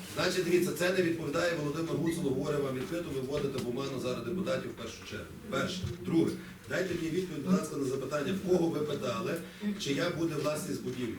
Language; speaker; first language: Ukrainian; native; Ukrainian